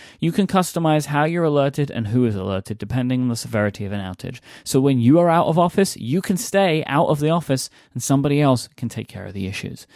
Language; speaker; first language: English; native; English